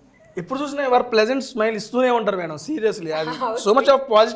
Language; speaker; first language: Telugu; native; Telugu